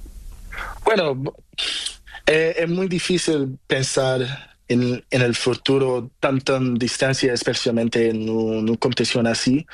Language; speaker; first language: Spanish; non-native, learner; Portuguese